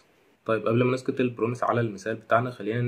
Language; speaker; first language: Arabic; native; Arabic